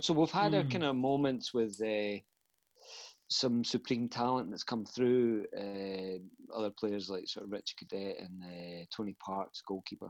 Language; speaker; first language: English; native; English